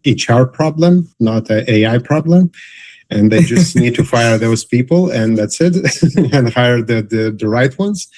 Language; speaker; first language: English; non-native, fluent; Lithuanian